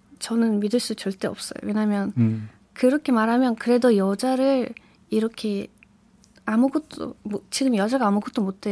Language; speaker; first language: Korean; non-native, learner; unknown